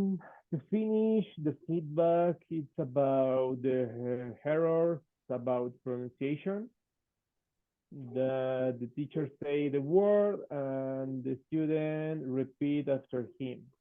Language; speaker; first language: English; non-native, fluent; Spanish